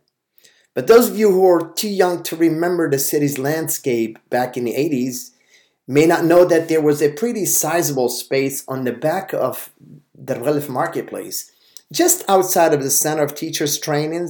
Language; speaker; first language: English; non-native, fluent; Arabic